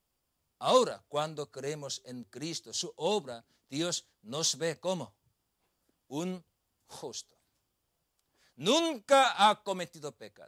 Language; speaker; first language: Spanish; non-native, learner; Korean